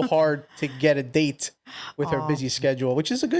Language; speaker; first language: English; native; English